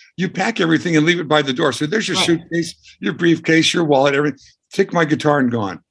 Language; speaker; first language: English; native; English